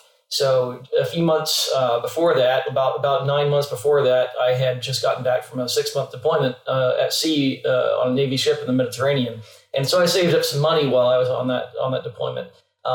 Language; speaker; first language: English; native; English